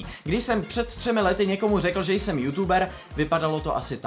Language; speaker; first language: Czech; native; Czech